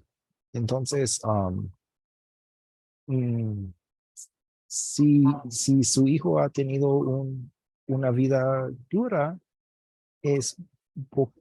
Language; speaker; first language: Spanish; non-native, fluent; English